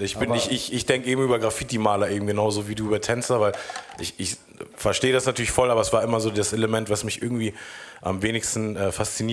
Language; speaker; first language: German; native; German